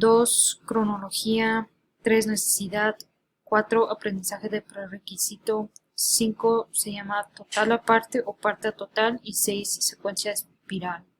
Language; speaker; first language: Spanish; early bilingual, heritage; Spanish